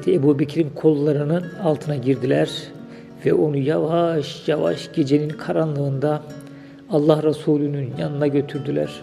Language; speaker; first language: Turkish; native; Turkish